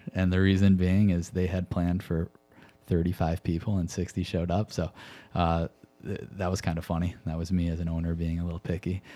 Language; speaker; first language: English; native; English